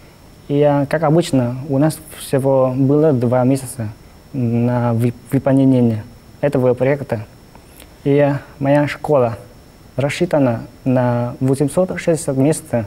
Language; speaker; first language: Russian; non-native, fluent; Vietnamese